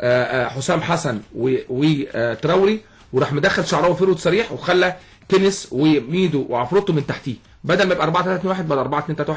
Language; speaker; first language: Arabic; native; Arabic